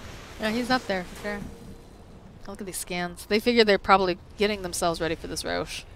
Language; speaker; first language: English; native; English